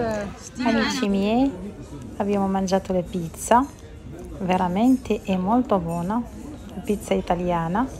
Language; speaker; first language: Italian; non-native, learner; Arabic